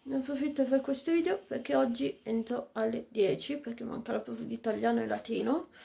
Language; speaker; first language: Italian; native; Italian